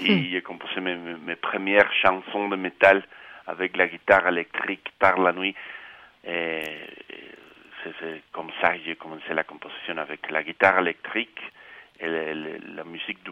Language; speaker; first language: French; non-native, fluent; Spanish